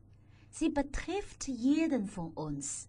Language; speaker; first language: German; non-native, fluent; Chinese